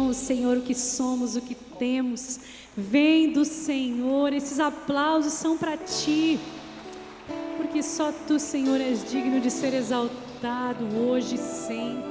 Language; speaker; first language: Portuguese; native; Portuguese